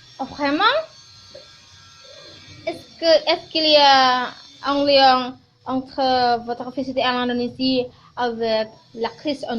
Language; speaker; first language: French; non-native, learner; Indonesian